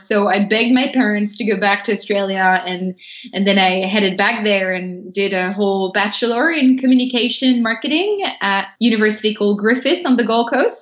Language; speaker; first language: English; non-native, fluent; French